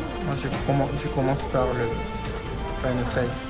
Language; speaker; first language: French; non-native, fluent; Japanese